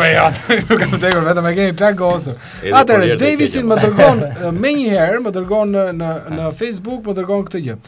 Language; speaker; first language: Albanian; native; Albanian